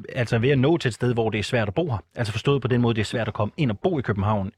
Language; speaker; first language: Danish; native; Danish